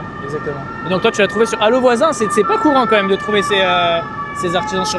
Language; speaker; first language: French; native; French